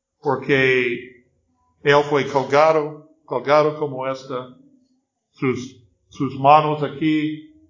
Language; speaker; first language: Spanish; non-native, learner; English